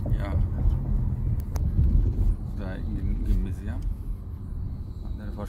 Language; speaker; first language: German; non-native, learner; Bangla